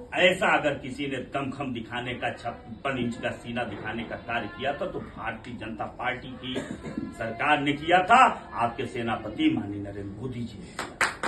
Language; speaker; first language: Hindi; native; Hindi